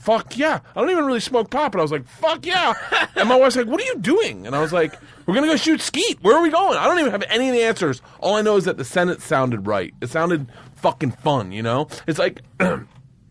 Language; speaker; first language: English; native; English